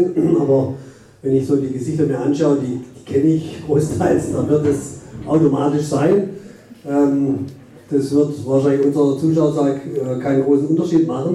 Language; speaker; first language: German; native; German